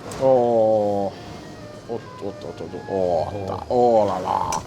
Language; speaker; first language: Russian; non-native, fluent; Italian